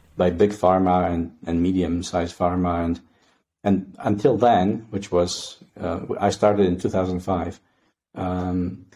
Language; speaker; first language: English; non-native, fluent; Polish